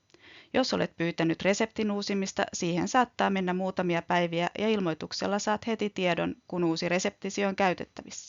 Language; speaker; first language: Finnish; native; Finnish